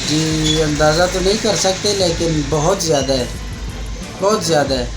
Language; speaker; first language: Hindi; non-native, local second language; Pashto